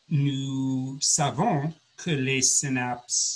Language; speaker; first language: French; non-native, learner; English